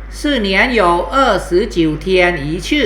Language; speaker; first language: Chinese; non-native, fluent; Thai